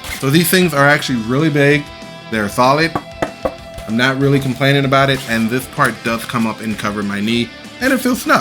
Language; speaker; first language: English; native; English